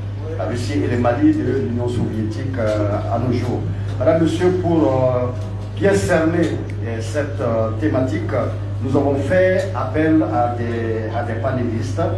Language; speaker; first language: French; native; French